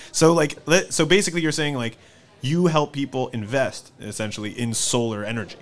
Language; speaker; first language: English; native; English